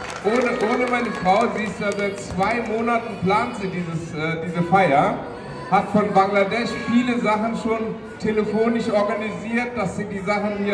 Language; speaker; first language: German; non-native, fluent; Bangla